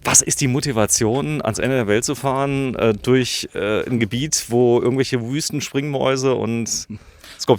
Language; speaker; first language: German; native; German